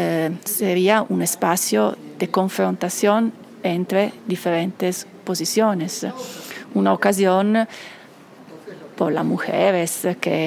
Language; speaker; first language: Spanish; non-native, fluent; Italian